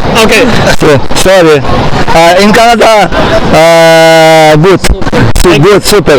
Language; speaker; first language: English; non-native, learner; Ukrainian